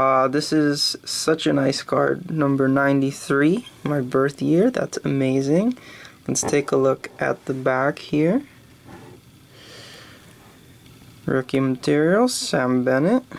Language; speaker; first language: English; native; English